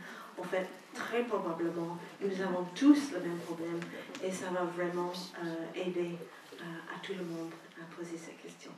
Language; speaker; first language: French; non-native, fluent; English